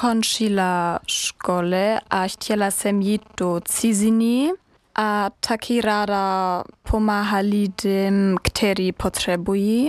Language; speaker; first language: Czech; non-native, learner; German